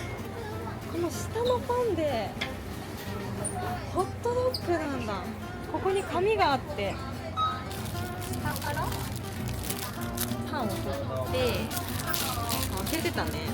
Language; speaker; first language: Japanese; native; Japanese